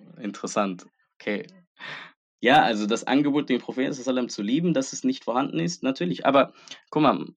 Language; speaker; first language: German; early bilingual, other home language; Arabic